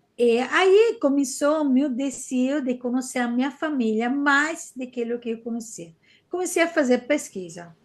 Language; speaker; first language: Portuguese; non-native, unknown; Italian